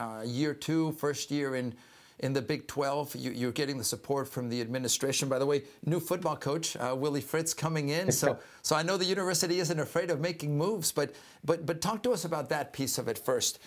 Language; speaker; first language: English; early bilingual, other home language; Spanish